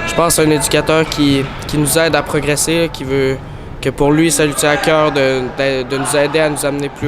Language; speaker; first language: French; native; French